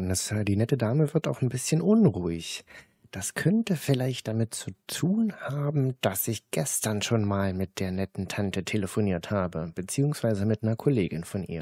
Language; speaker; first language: German; native; German